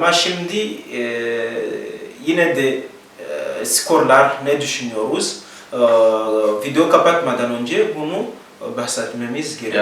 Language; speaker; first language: Turkish; non-native, learner; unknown